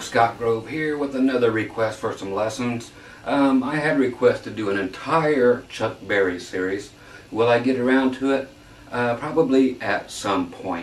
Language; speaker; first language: English; native; English